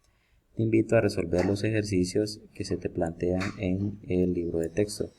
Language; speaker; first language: Spanish; native; Spanish